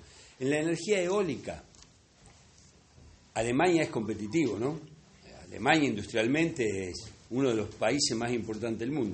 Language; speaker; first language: Spanish; native; Spanish